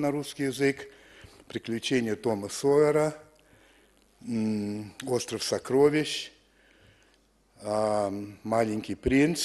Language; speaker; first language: Russian; early bilingual, heritage; French